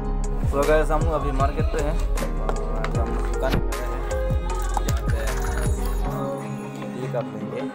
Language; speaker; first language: Hindi; non-native, local second language; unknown